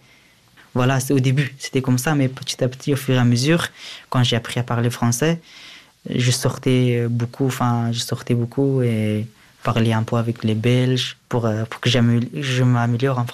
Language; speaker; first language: French; early bilingual, other home language; Persian